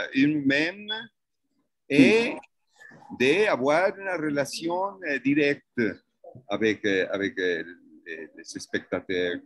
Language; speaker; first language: French; non-native, fluent; Spanish